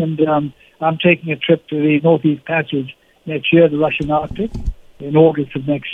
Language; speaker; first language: English; native; English